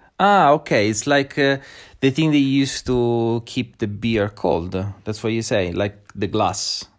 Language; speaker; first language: English; non-native, fluent; Italian